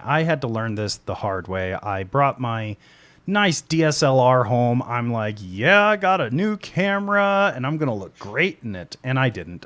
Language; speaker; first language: English; native; English